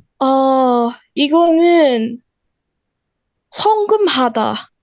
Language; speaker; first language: Korean; non-native, learner; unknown